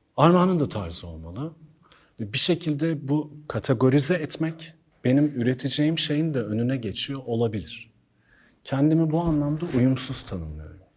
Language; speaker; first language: Turkish; native; Turkish